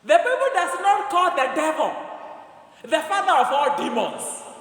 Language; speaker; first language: English; non-native, local second language; Swahili